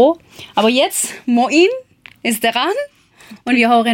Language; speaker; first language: German; non-native, learner; Persian